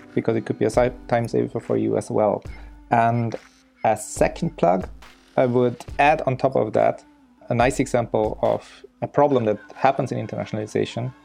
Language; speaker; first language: English; non-native, fluent; German